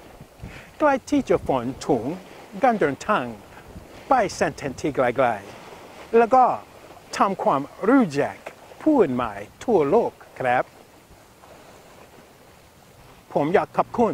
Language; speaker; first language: Thai; non-native, learner; English